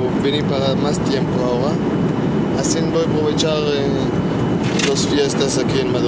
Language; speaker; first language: Spanish; early bilingual, heritage; Hebrew